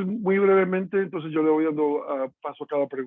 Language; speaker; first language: Spanish; native; Spanish